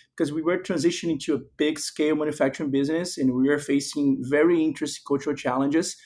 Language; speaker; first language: English; non-native, fluent; Portuguese